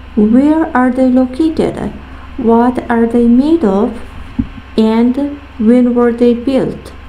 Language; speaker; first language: English; non-native, fluent; Kazakh